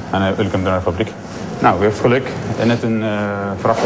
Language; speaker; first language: Dutch; non-native, fluent; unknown